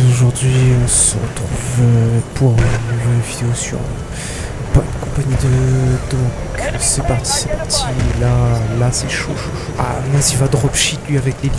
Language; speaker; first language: French; native; French